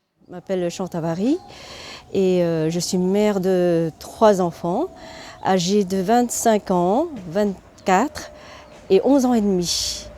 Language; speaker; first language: French; early bilingual, other home language; Lao